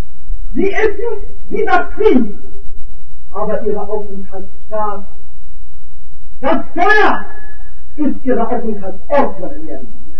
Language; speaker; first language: German; non-native, fluent; Arabic